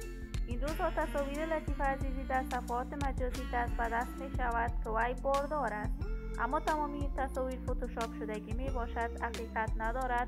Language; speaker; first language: Persian; native; Persian